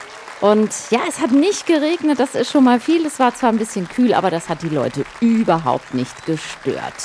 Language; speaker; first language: German; native; German